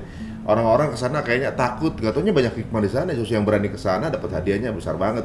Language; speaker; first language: Indonesian; native; Indonesian